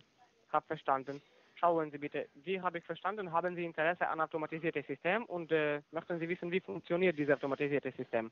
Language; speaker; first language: German; non-native, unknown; Russian